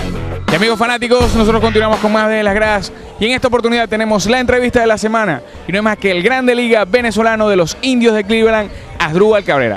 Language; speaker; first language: Spanish; native; Spanish